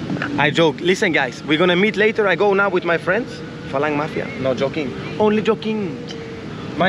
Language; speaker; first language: English; non-native, learner; Portuguese